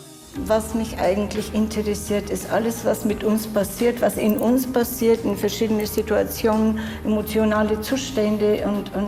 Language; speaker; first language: German; non-native, fluent; Bulgarian